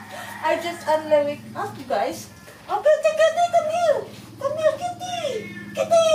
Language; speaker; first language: English; non-native, learner; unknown